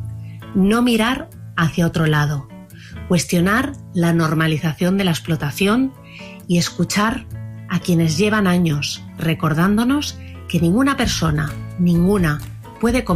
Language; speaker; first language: Spanish; native; Spanish